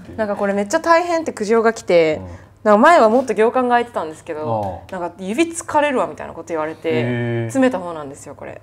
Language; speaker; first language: Japanese; native; Japanese